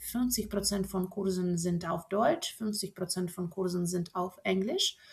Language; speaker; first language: German; non-native, fluent; Russian